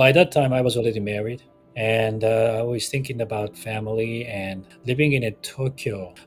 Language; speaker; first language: English; non-native, fluent; Japanese